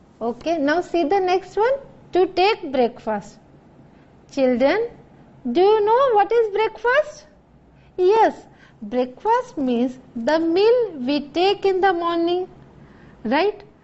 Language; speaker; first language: English; non-native, local second language; Gujarati